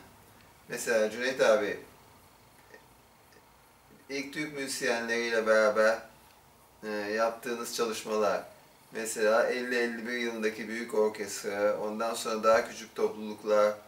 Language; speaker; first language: Turkish; native; Turkish